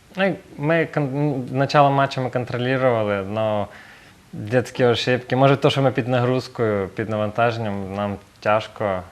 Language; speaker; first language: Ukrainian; native; Ukrainian